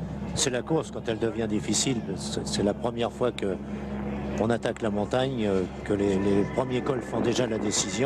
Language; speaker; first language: French; native; French